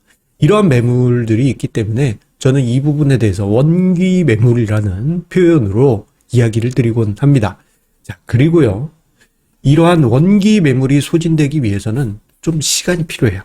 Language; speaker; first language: Korean; native; Korean